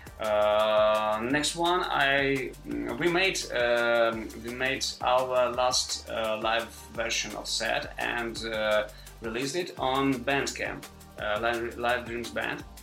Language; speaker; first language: English; non-native, learner; Ukrainian